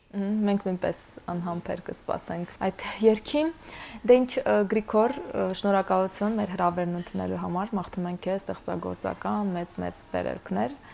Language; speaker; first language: Armenian; native; Armenian